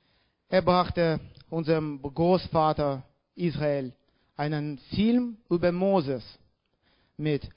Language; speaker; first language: German; non-native, learner; Russian